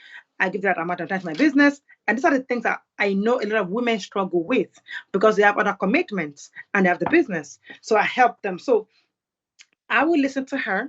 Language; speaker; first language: English; non-native, local second language; Yoruba